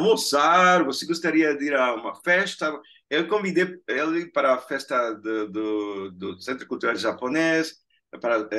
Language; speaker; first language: Portuguese; non-native, fluent; Spanish